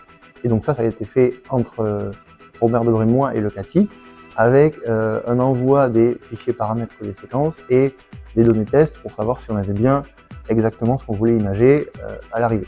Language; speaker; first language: French; native; French